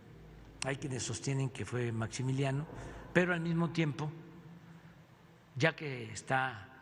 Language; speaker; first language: Spanish; native; Spanish